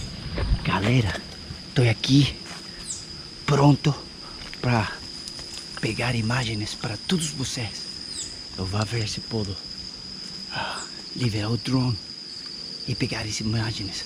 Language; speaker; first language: Portuguese; non-native, fluent; Spanish